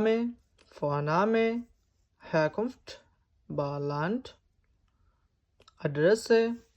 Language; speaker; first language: German; non-native, fluent; Bangla